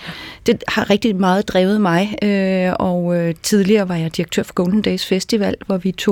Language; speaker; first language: Danish; native; Danish